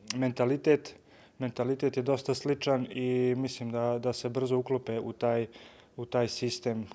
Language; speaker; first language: Serbian; native; Serbian